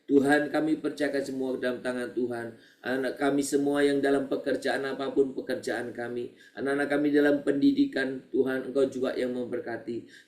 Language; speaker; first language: Indonesian; native; Indonesian